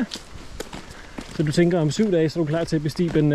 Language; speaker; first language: Danish; native; Danish